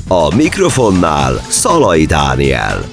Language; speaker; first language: Hungarian; native; Hungarian